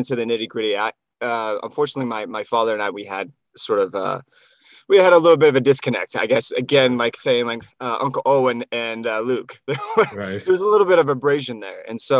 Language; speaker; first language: English; native; English